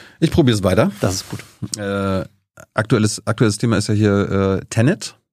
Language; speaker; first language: German; native; German